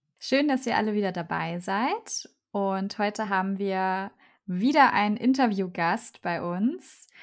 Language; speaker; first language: German; native; German